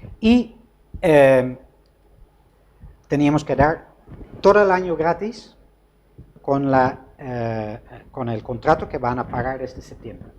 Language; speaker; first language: Spanish; non-native, fluent; Dutch